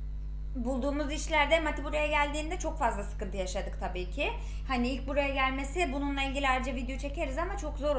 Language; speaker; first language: Turkish; native; Turkish